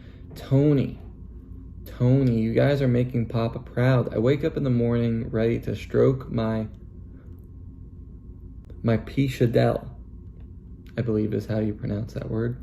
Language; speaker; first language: English; native; English